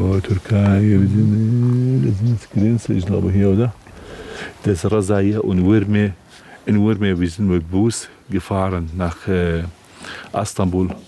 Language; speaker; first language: German; non-native, learner; Central Kurdish